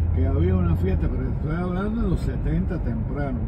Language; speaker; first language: Spanish; native; Spanish